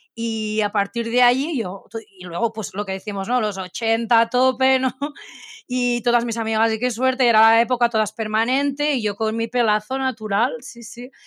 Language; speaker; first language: Spanish; native; Spanish